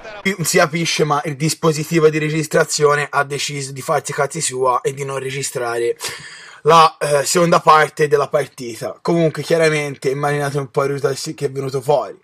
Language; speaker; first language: Italian; native; Italian